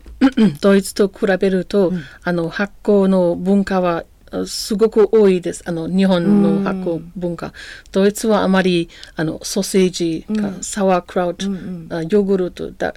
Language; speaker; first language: Japanese; non-native, learner; German